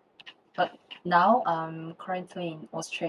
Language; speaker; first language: English; non-native, fluent; Korean